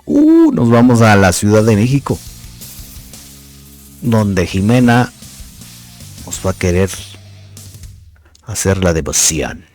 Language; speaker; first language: Spanish; native; Spanish